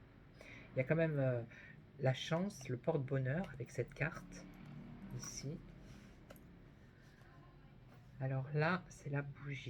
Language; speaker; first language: French; native; French